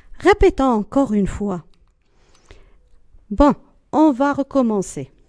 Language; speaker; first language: French; non-native, local second language; Arabic